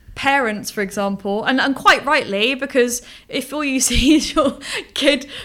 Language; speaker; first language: English; native; English